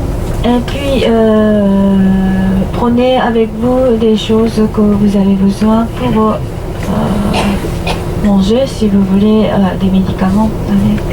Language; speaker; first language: French; non-native, fluent; Japanese